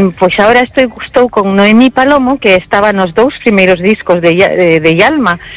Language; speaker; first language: Galician; early bilingual, heritage; Galician